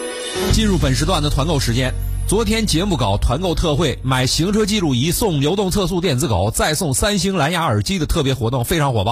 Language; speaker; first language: Chinese; native; Chinese